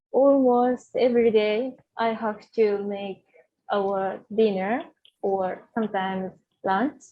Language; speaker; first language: English; non-native, learner; Japanese